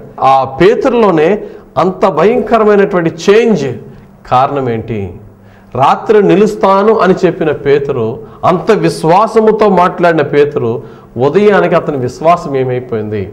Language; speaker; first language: Telugu; native; Telugu